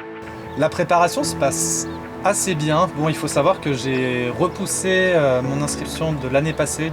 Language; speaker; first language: French; native; French